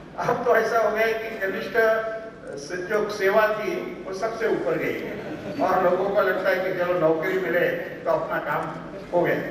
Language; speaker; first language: Hindi; non-native, local second language; Marathi